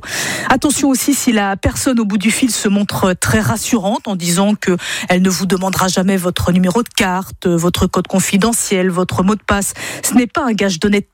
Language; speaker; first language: French; native; French